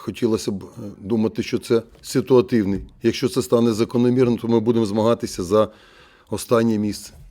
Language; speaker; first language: Ukrainian; native; Ukrainian